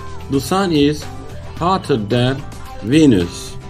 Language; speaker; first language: English; non-native, fluent; Turkish